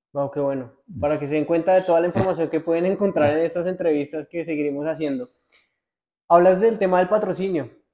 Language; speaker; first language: Spanish; native; Spanish